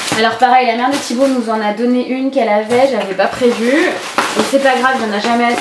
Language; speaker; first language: French; native; French